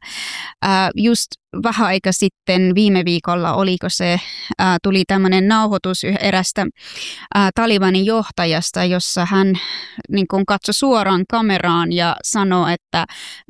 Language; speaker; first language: Finnish; non-native, fluent; Persian